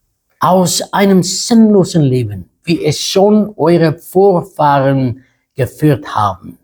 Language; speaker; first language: German; non-native, fluent; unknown